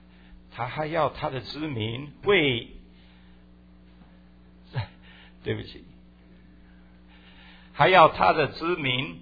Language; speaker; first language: Chinese; early bilingual, heritage; Chinese